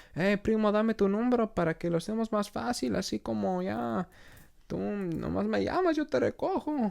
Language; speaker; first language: Spanish; early bilingual, heritage; Spanish